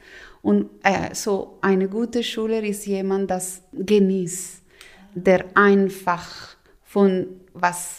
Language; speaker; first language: German; non-native, local second language; Italian